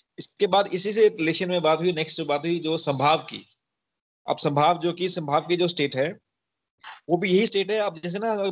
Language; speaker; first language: Hindi; native; Hindi